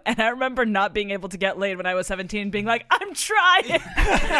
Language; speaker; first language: English; non-native, fluent; Russian